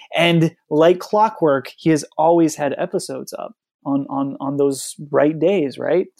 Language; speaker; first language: English; native; English